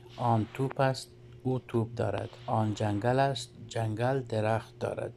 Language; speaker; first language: Persian; non-native, fluent; Urdu